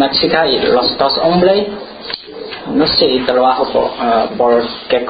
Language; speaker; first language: Spanish; non-native, learner; Chinese